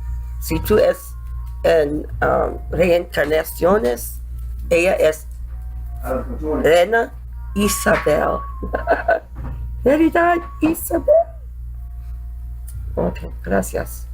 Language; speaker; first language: Spanish; non-native, learner; English